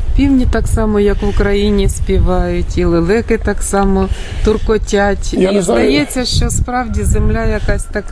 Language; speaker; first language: Ukrainian; native; Ukrainian